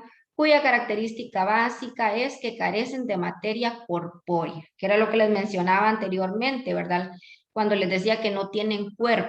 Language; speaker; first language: Spanish; native; Spanish